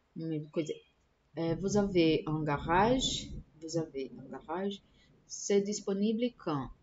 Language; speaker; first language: French; non-native, learner; Portuguese